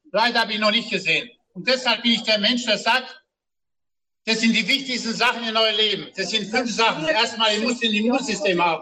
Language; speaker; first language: German; non-native, fluent; Romanian